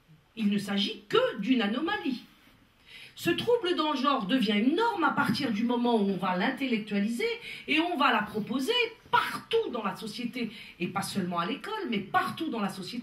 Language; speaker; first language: French; native; French